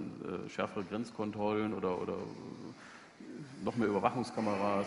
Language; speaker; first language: German; native; German